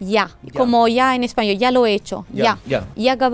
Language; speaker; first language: Spanish; non-native, fluent; Italian